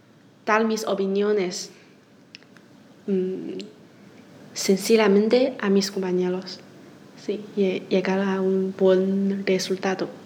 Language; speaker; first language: Spanish; non-native, learner; Chinese